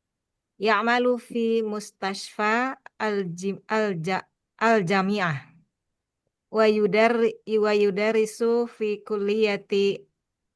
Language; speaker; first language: Arabic; non-native, learner; Indonesian